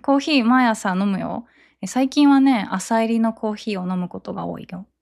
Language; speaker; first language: Japanese; native; Japanese